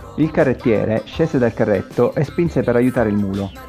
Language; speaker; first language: Italian; native; Italian